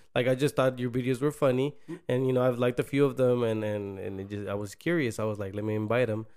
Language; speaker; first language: English; early bilingual, other home language; Spanish